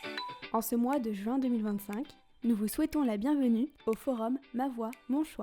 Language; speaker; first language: French; native; French